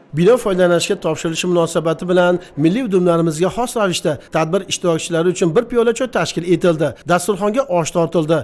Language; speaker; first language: Uzbek; native; Uzbek